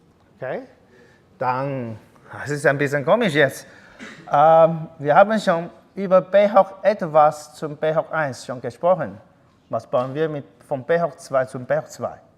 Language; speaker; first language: German; non-native, learner; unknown